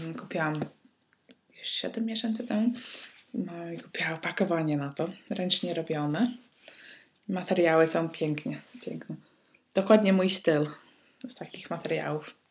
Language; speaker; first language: Polish; early bilingual, heritage; Polish